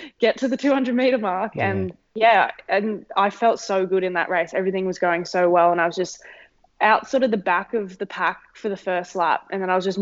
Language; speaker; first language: English; native; English